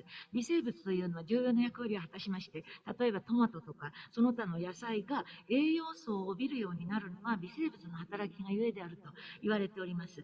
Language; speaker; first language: Japanese; native; Japanese